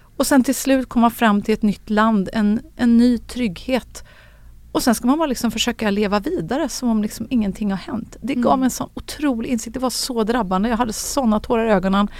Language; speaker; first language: Swedish; native; Swedish